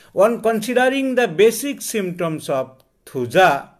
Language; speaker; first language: English; non-native, local second language; Bangla